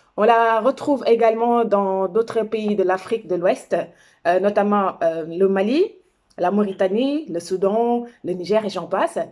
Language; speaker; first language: French; non-native, local second language; Wolof